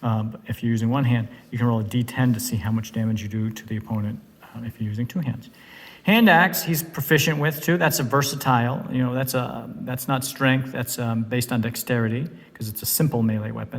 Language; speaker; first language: English; native; English